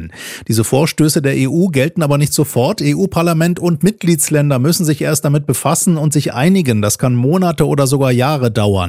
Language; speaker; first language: German; native; German